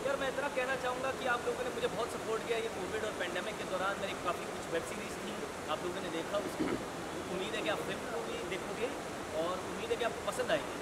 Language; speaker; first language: Hindi; native; Hindi